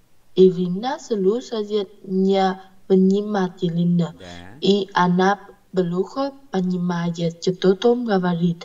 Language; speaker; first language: Russian; non-native, learner; Vietnamese